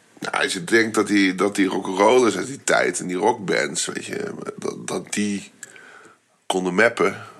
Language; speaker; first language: Dutch; native; Dutch